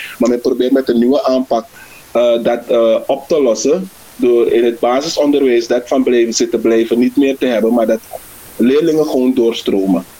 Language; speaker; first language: Dutch; native; Dutch